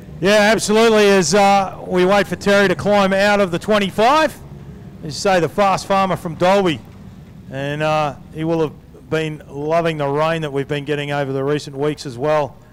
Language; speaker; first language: English; native; English